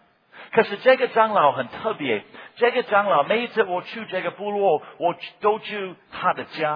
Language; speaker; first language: Chinese; non-native, fluent; English